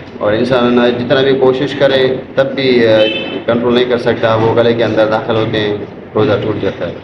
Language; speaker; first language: Urdu; non-native, local second language; Sindhi